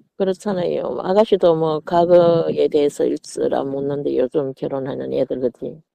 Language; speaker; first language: Korean; native; Korean